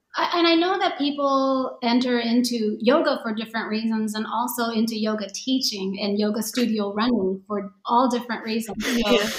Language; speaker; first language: English; early bilingual, other home language; Japanese